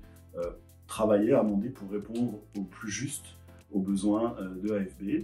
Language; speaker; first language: French; native; French